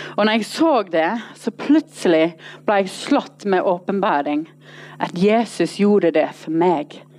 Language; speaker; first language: Norwegian; non-native, fluent; English